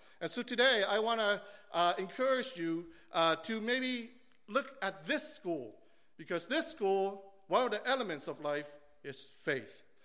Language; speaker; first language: English; early bilingual, other home language; Vietnamese